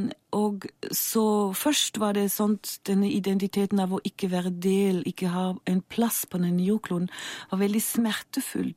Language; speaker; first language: Norwegian; non-native, fluent; German